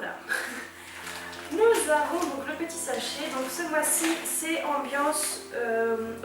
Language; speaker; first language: French; native; French